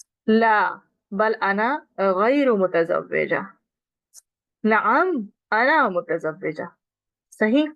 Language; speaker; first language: Arabic; non-native, fluent; Urdu